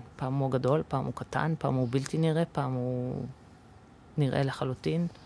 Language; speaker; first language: Hebrew; early bilingual, other home language; English